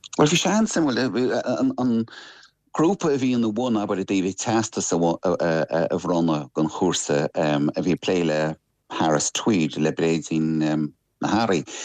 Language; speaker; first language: Irish; non-native, local second language; English